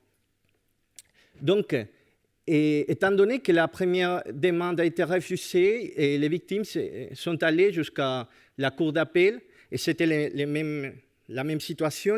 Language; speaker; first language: French; non-native, fluent; Spanish